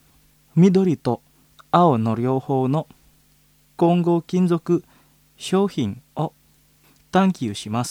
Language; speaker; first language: Japanese; non-native, fluent; Indonesian